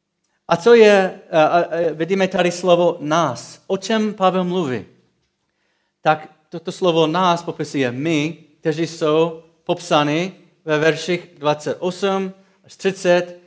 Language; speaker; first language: Czech; non-native, fluent; English